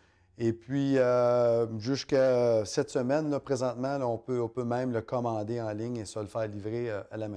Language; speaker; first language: French; native; French